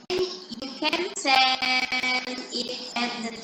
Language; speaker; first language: English; non-native, learner; Indonesian